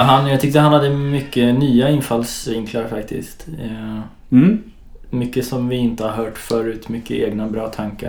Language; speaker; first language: Swedish; native; Swedish